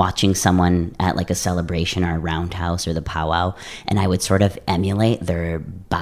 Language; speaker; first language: English; native; English